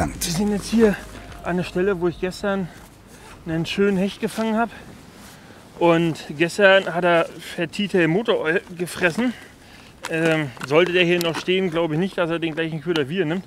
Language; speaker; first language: German; native; German